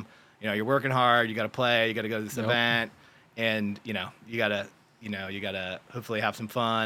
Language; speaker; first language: English; native; English